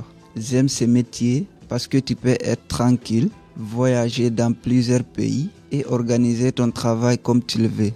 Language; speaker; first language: French; non-native, learner; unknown